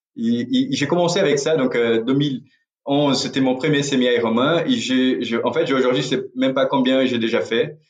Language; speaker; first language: French; non-native, fluent; Portuguese